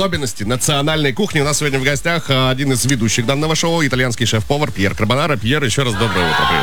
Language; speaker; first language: Russian; native; Russian